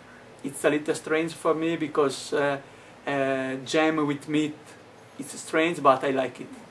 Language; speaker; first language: English; non-native, learner; Italian